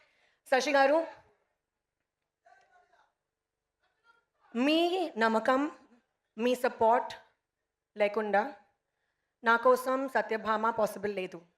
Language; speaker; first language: Telugu; non-native, learner; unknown